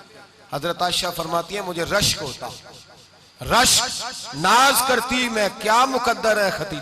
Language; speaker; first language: Hindi; non-native, local second language; Punjabi